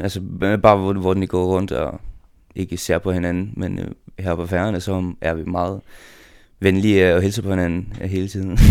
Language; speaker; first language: Danish; non-native, local second language; Faroese